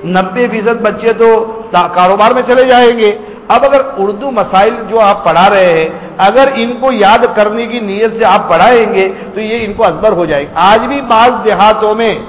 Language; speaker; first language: Urdu; non-native, local second language; Gujarati